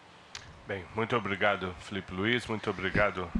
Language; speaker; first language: Portuguese; native; Portuguese